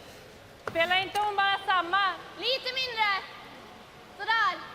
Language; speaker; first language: Swedish; native; Swedish